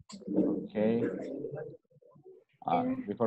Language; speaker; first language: English; non-native, fluent; Spanish